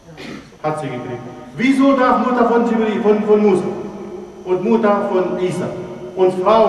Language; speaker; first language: German; non-native, fluent; Arabic